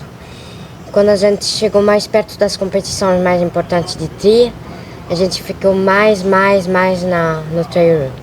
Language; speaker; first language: Portuguese; early bilingual, other home language; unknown